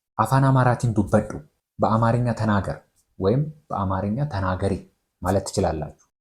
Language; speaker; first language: Amharic; non-native, local second language; Oromo